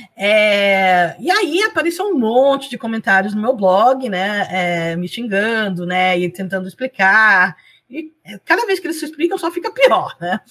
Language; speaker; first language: Portuguese; early bilingual, other home language; Spanish